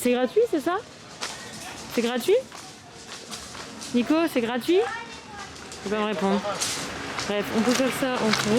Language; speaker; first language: French; native; French